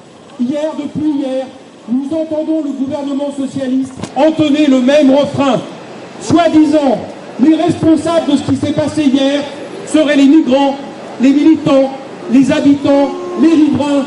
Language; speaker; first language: French; native; French